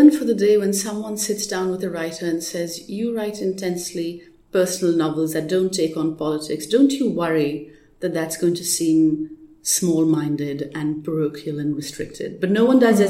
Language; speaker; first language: English; non-native, local second language; Urdu